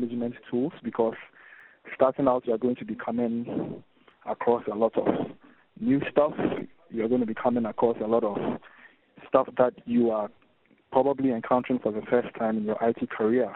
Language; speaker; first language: English; non-native, local second language; Akan